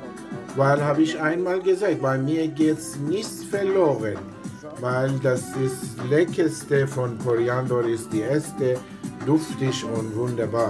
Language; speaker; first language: German; non-native, learner; Persian